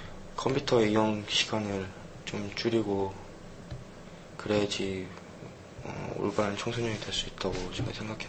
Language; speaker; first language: Korean; early bilingual, heritage; Korean